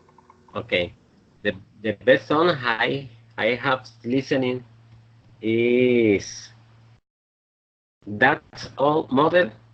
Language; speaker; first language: English; non-native, learner; Spanish